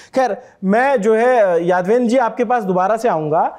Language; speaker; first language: Hindi; native; Hindi